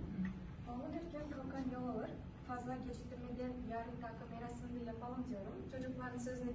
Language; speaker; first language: Turkish; non-native, learner; Kazakh